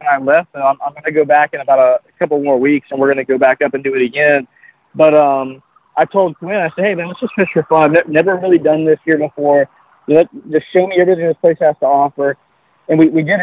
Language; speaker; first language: English; native; English